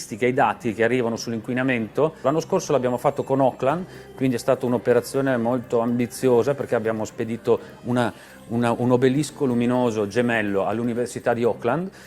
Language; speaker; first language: Italian; native; Italian